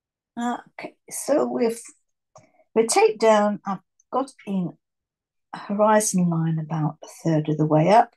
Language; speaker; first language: English; native; English